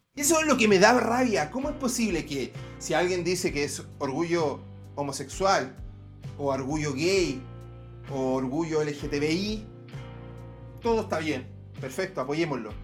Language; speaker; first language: Spanish; native; Spanish